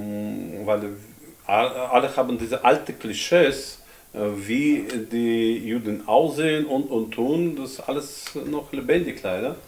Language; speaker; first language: German; non-native, fluent; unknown